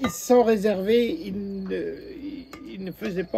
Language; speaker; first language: French; native; French